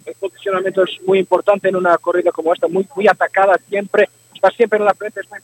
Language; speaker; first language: Spanish; non-native, learner; Portuguese